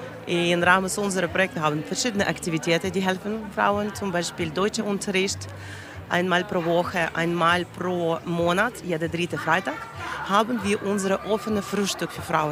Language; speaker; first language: German; non-native, learner; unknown